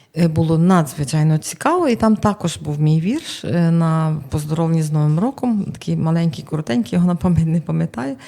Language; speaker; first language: Ukrainian; native; Ukrainian